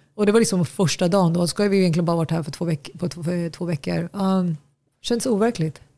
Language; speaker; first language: Swedish; early bilingual, other home language; Tigrinya